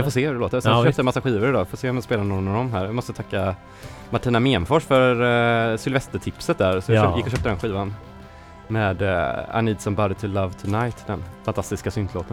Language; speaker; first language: Swedish; native; Swedish